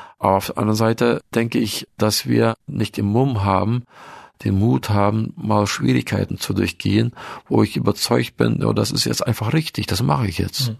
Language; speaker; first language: German; early bilingual, other home language; Russian